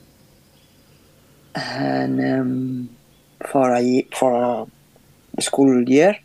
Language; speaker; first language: English; non-native, fluent; Spanish